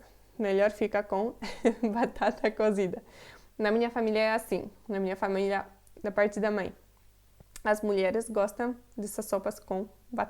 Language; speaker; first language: Portuguese; non-native, fluent; Polish